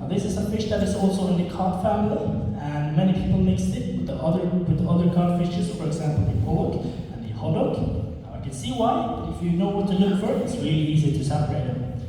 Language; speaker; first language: English; non-native, fluent; Norwegian